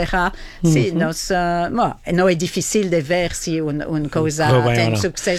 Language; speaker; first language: Portuguese; non-native, fluent; French